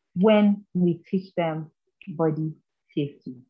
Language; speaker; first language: English; non-native, local second language; Igbo